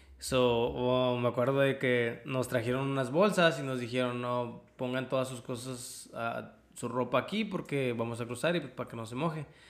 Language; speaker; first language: Spanish; early bilingual, other home language; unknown